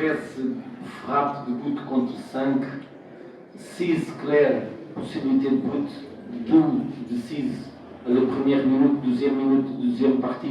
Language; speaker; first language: French; non-native, fluent; Portuguese